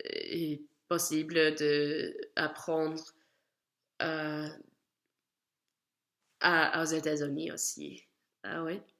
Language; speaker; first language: French; non-native, learner; English